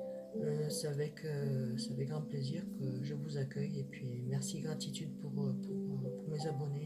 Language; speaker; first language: French; native; French